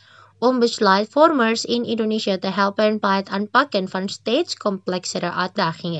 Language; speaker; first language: Dutch; non-native, fluent; Indonesian